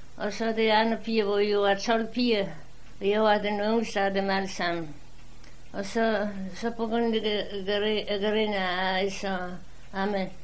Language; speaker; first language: Danish; non-native, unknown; Polish